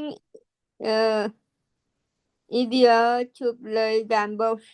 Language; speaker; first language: English; non-native, learner; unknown